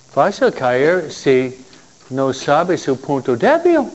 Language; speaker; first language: Spanish; non-native, fluent; English